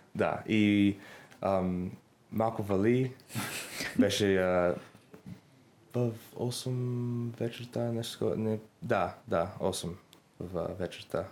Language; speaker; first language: Bulgarian; non-native, learner; English